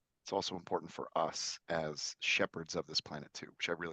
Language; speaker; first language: English; native; English